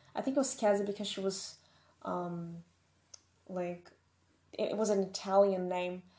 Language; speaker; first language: English; non-native, fluent; Portuguese